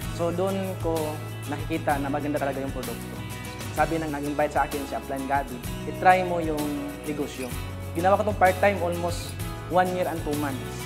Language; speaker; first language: Filipino; non-native, local second language; Cebuano